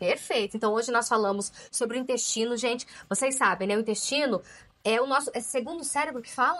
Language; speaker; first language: Portuguese; native; Portuguese